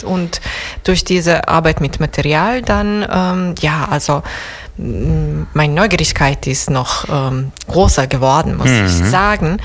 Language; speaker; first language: German; non-native, fluent; Serbian